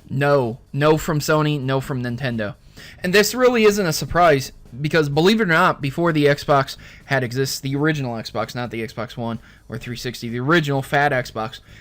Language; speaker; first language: English; native; English